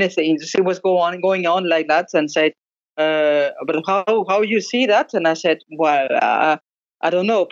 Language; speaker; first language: English; non-native, fluent; French